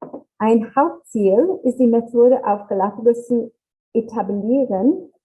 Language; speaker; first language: German; non-native, learner; English